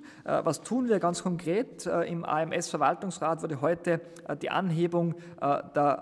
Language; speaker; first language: German; native; German